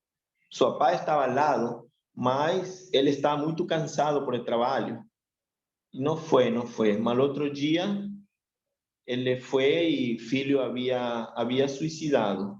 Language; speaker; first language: Portuguese; non-native, learner; Spanish